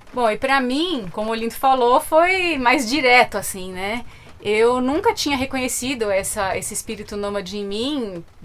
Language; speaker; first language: Portuguese; native; Portuguese